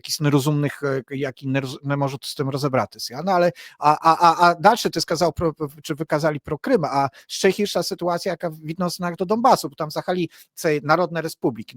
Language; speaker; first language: Polish; non-native, learner; Ukrainian